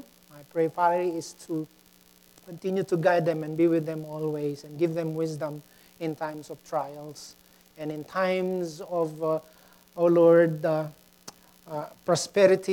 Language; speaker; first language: English; non-native, local second language; Pampanga